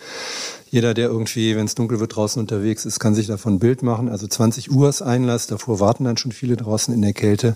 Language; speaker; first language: German; native; German